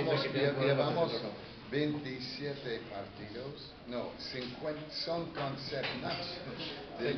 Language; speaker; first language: Spanish; non-native, fluent; English